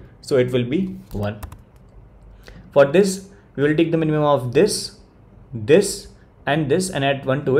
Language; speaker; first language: English; non-native, local second language; Hindi